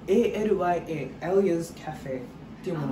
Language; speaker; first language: Japanese; non-native, fluent; English